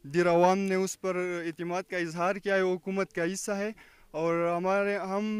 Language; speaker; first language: Urdu; non-native, local second language; Pashto